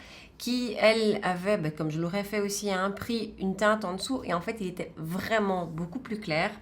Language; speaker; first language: French; native; French